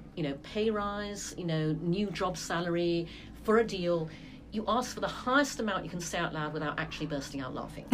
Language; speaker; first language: English; early bilingual, other home language; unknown